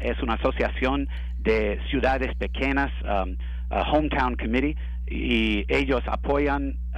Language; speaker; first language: Spanish; non-native, learner; English